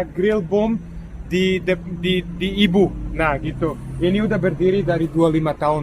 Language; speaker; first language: Indonesian; non-native, fluent; Serbian